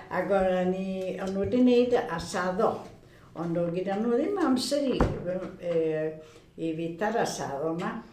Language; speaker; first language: Welsh; early bilingual, heritage; Welsh